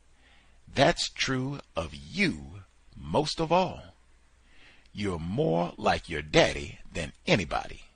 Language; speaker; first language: English; native; English